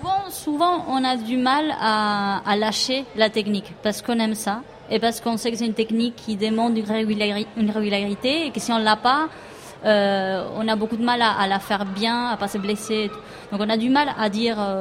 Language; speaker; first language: French; non-native, fluent; Spanish